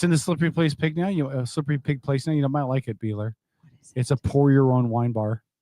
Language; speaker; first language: English; native; English